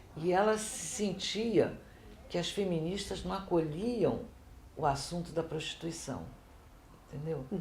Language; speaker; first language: Portuguese; native; Portuguese